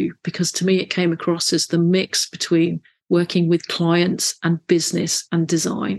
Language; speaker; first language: English; native; English